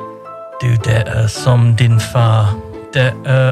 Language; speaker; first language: Norwegian; non-native, learner; English